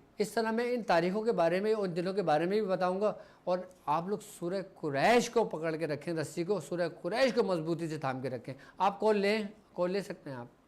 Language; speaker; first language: Urdu; native; Urdu